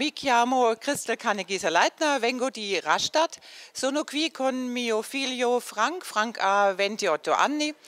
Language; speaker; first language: Italian; non-native, learner; German